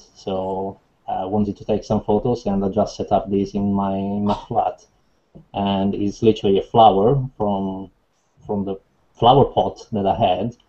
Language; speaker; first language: English; non-native, fluent; Italian